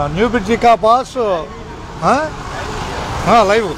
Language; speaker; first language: Hindi; non-native, local second language; Telugu